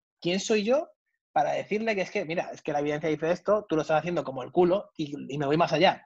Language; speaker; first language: Spanish; native; Spanish